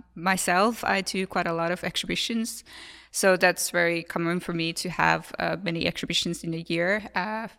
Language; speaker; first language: English; non-native, fluent; Finnish